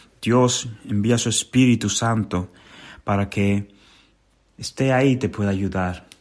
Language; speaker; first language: Spanish; native; Spanish